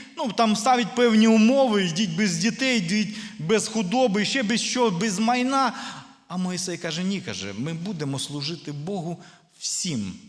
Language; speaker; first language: Ukrainian; non-native, local second language; Russian